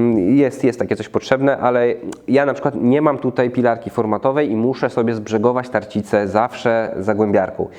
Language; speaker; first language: Polish; native; Polish